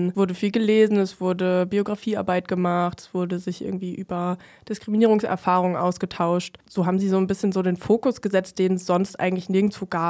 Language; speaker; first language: German; native; German